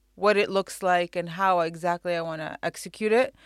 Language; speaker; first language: English; non-native, fluent; Arabic